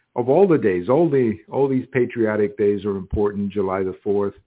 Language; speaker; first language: English; early bilingual, other home language; Spanish